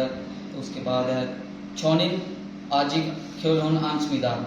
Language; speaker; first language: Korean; non-native, learner; Urdu